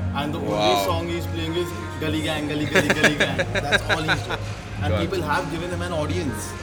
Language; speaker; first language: English; non-native, local second language; Marathi